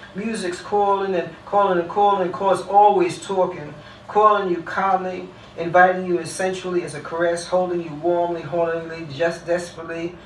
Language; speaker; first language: English; early bilingual, other home language; Spanish